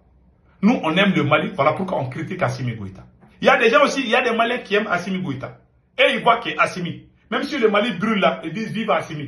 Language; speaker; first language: French; non-native, local second language; Bambara